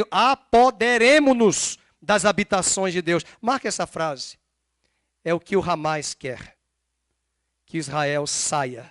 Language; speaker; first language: Portuguese; native; Portuguese